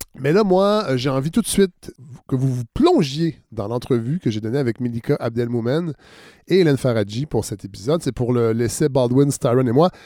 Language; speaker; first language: French; native; French